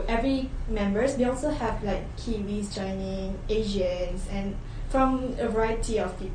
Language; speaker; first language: English; non-native, local second language; Malay